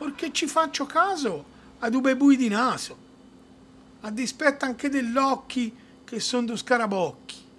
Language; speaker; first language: Italian; native; Italian